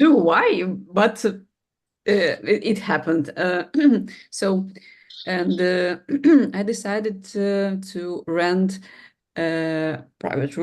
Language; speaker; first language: English; non-native, learner; Russian